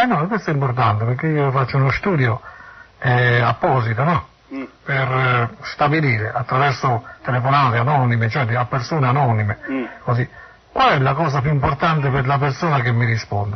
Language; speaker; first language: Italian; native; Italian